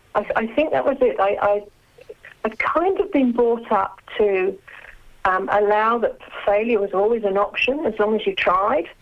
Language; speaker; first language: English; native; English